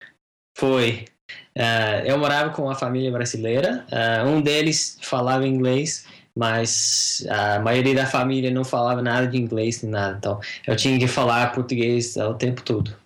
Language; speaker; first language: Portuguese; non-native, fluent; English